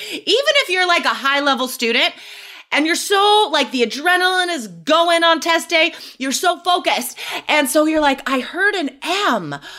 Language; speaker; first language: English; native; English